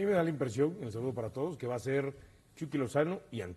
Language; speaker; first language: Spanish; native; Spanish